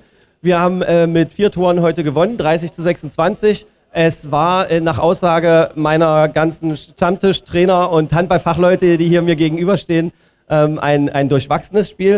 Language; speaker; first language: German; native; German